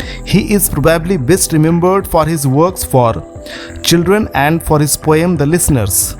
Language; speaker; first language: English; non-native, local second language; Bangla